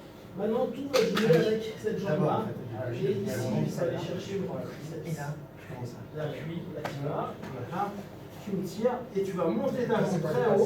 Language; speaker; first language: French; native; French